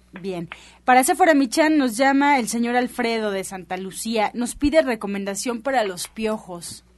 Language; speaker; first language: Spanish; native; Spanish